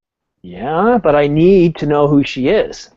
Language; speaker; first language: English; native; English